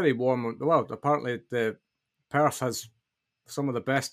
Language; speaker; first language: English; native; English